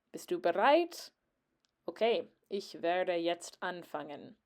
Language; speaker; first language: German; non-native, fluent; English